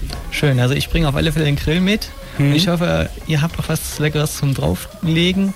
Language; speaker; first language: German; native; German